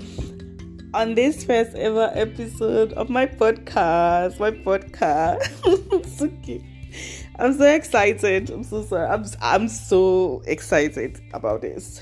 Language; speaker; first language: English; non-native, local second language; Akan